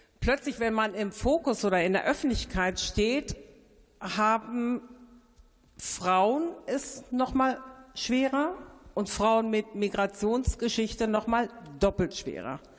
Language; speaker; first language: German; early bilingual, other home language; Turkish